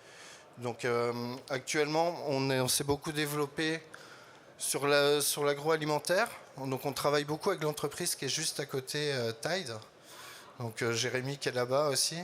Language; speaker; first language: French; native; French